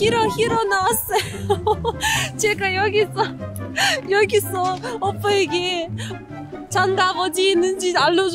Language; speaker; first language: Korean; non-native, learner; Russian